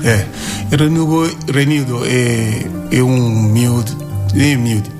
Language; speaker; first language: Portuguese; non-native, learner; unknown